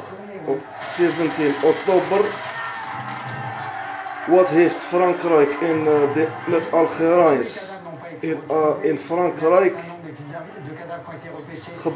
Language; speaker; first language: Dutch; non-native, learner; Arabic